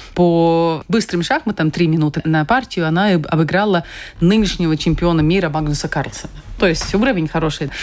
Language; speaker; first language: Russian; non-native, fluent; Latvian